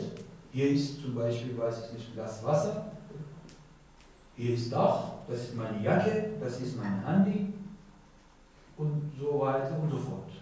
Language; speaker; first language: German; non-native, learner; Persian